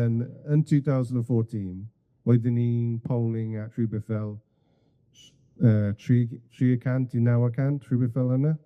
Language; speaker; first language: Welsh; non-native, fluent; English